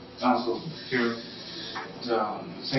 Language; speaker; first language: English; non-native, learner; Japanese